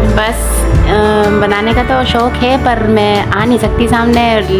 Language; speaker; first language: Hindi; non-native, local second language; Sindhi